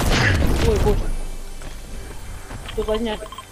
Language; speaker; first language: Russian; native; Russian